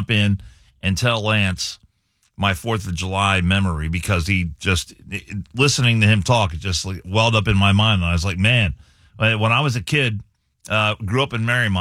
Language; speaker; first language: English; native; English